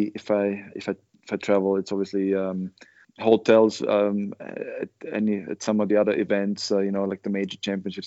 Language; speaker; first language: English; non-native, fluent; German